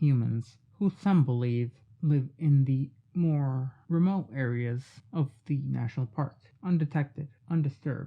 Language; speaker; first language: English; native; English